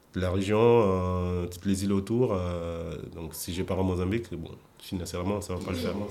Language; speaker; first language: French; non-native, fluent; Portuguese